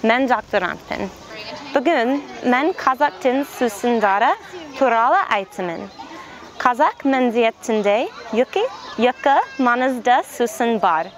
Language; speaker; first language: Kazakh; non-native, learner; English